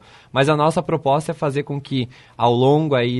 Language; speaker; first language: Portuguese; native; Portuguese